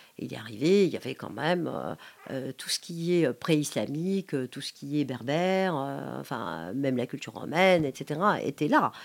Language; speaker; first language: French; non-native, local second language; Arabic